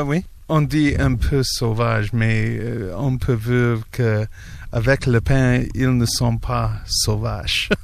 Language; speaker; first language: French; non-native, learner; English